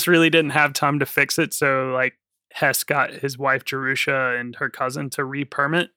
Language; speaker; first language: English; native; English